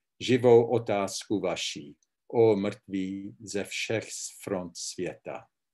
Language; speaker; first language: Czech; early bilingual, heritage; Czech